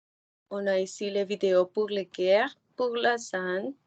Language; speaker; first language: French; non-native, learner; Spanish